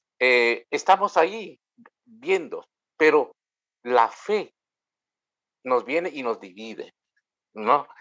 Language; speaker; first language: Spanish; non-native, local second language; Kʼicheʼ